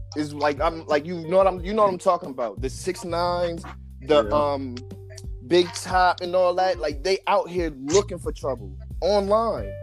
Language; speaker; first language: English; native; English